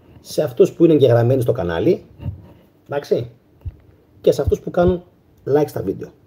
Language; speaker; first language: Greek; native; Greek